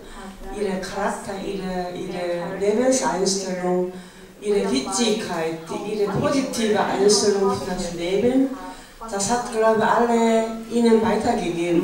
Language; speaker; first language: German; non-native, learner; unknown